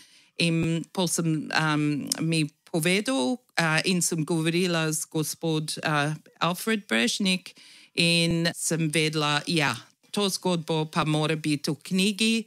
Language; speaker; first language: Slovenian; early bilingual, heritage; Slovenian